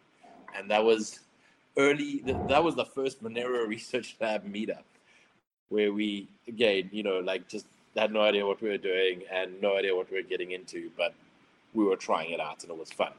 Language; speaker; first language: English; native; English